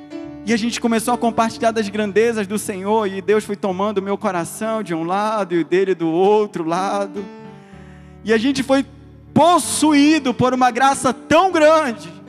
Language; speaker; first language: Portuguese; native; Portuguese